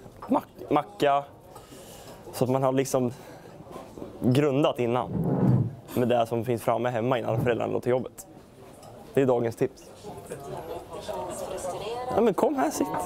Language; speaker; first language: Swedish; native; Swedish